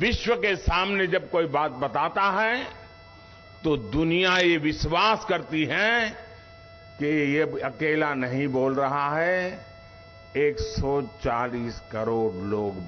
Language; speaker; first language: Hindi; native; Hindi